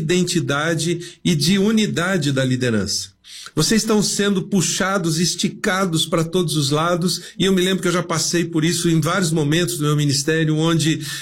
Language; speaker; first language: Portuguese; native; Portuguese